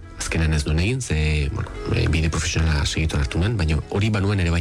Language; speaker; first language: Basque; native; Basque